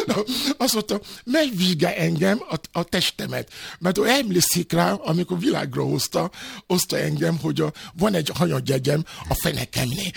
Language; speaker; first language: Hungarian; non-native, fluent; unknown